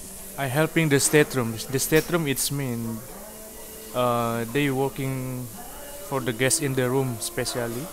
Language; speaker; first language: English; non-native, learner; Indonesian